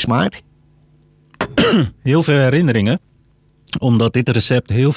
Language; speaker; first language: Dutch; early bilingual, other home language; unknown